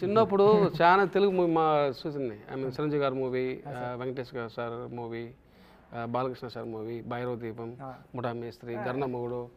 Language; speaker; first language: Telugu; non-native, local second language; Tamil